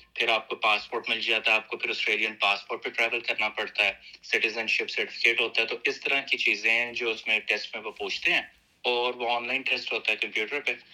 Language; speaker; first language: Urdu; native; Urdu